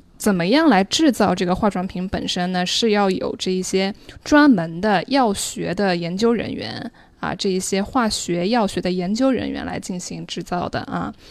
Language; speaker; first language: Chinese; native; Chinese